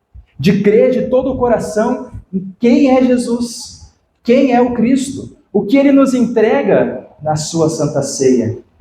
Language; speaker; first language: Portuguese; native; Portuguese